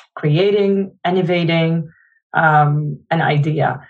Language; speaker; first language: English; non-native, fluent; Arabic